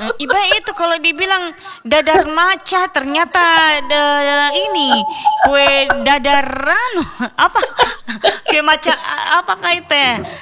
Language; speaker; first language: Indonesian; native; Indonesian